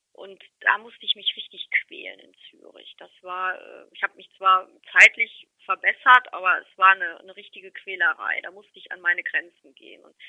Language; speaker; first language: German; native; German